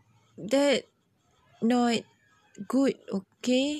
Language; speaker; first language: English; non-native, learner; Malay